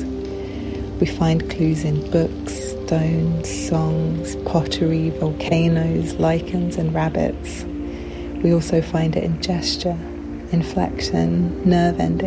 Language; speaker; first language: English; native; English